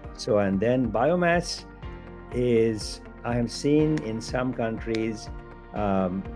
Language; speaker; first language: English; non-native, local second language; Bangla